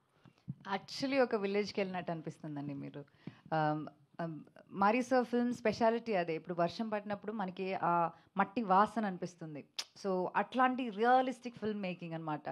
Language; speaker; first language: Telugu; non-native, local second language; Malayalam